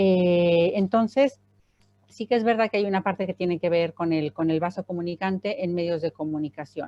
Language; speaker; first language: Spanish; native; Spanish